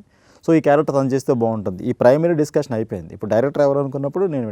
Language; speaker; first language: Telugu; native; Telugu